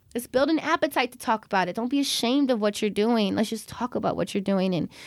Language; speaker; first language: English; native; English